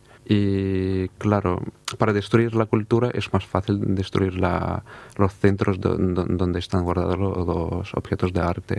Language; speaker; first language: Spanish; non-native, fluent; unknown